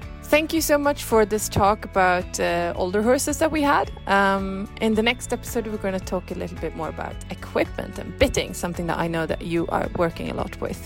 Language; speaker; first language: English; non-native, fluent; Swedish